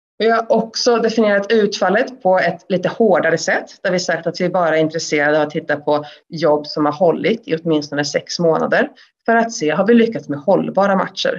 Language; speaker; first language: Swedish; native; Swedish